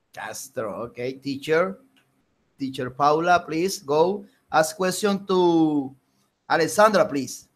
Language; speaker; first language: English; non-native, fluent; Spanish